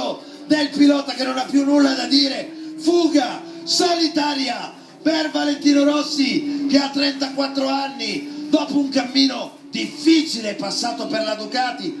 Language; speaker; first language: Italian; native; Italian